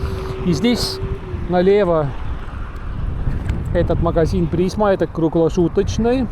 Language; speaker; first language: Russian; non-native, local second language; Estonian